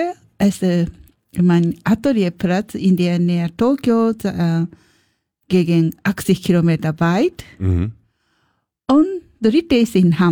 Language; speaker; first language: German; non-native, learner; Japanese